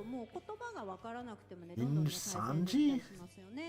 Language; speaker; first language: Japanese; native; Japanese